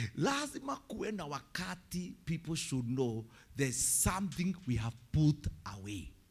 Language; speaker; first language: English; non-native, local second language; Kikuyu